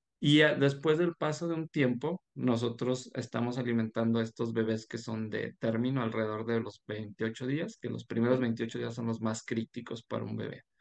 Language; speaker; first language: Spanish; native; Spanish